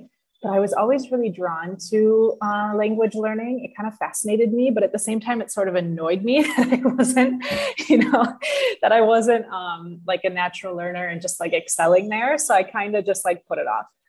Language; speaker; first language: English; native; English